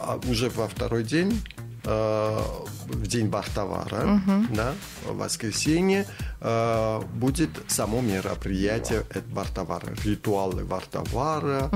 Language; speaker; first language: Russian; non-native, fluent; Armenian